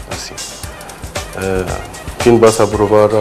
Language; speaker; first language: Spanish; non-native, learner; Arabic